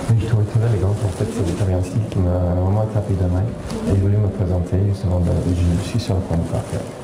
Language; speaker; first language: French; native; French